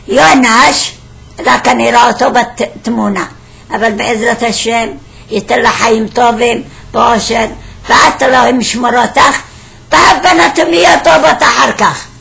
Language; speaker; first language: Hebrew; non-native, fluent; Arabic